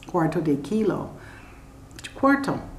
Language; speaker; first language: Spanish; non-native, fluent; English